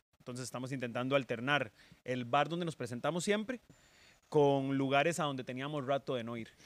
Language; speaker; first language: Spanish; native; Spanish